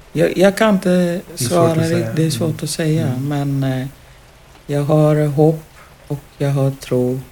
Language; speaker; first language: Swedish; non-native, fluent; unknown